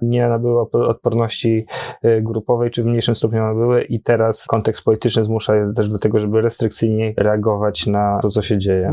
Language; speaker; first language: Polish; native; Polish